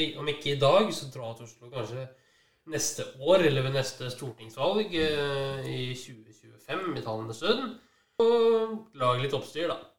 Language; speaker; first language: Norwegian; native; Norwegian